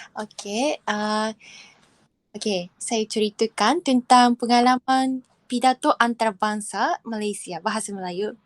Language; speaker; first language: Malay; non-native, fluent; Japanese